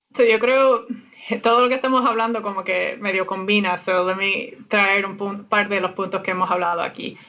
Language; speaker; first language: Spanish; non-native, fluent; English